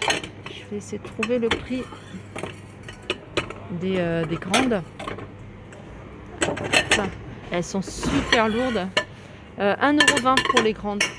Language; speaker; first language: French; native; French